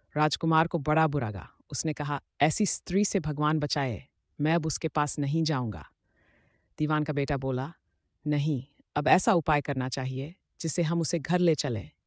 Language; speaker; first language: Hindi; native; Hindi